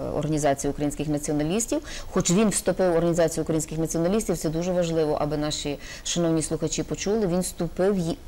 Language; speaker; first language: Ukrainian; native; Ukrainian